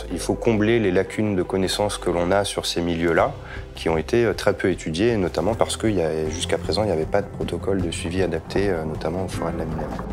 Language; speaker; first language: French; native; French